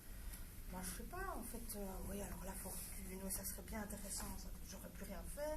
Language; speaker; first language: French; native; French